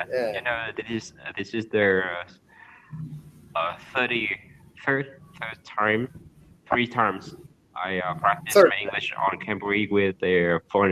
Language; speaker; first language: English; non-native, learner; Vietnamese